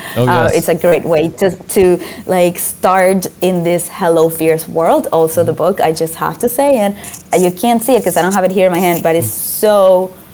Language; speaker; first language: English; non-native, fluent; Spanish